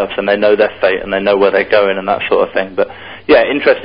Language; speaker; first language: English; native; English